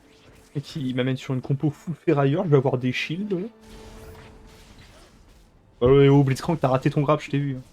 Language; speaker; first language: French; native; French